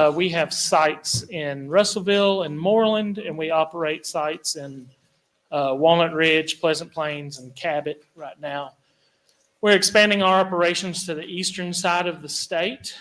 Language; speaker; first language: English; native; English